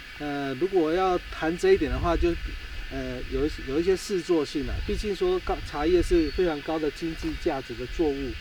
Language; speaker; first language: Chinese; native; Chinese